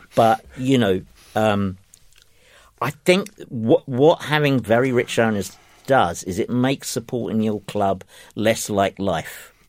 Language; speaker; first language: English; native; English